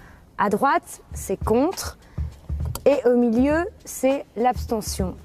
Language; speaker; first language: French; native; French